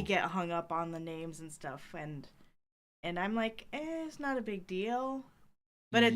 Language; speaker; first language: English; native; English